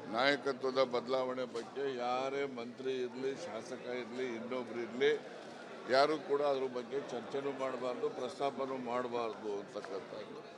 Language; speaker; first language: Kannada; native; Kannada